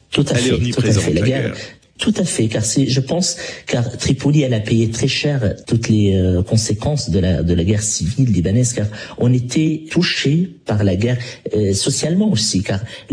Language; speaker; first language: French; non-native, local second language; Arabic